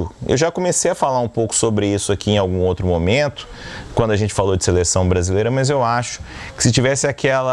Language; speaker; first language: Portuguese; native; Portuguese